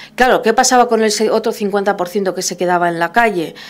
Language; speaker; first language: Spanish; native; Spanish